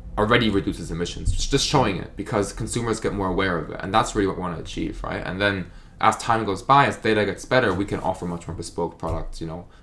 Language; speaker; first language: English; non-native, fluent; German